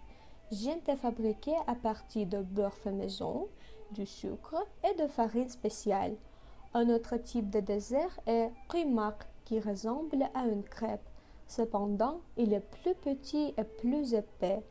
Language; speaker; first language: French; non-native, learner; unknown